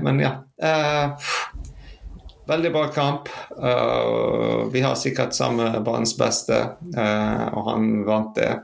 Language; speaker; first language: Norwegian; non-native, fluent; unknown